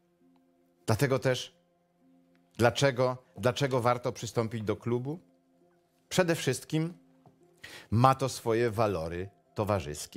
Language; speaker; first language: Polish; native; Polish